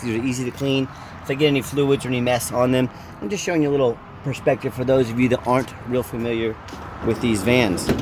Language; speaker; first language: English; native; English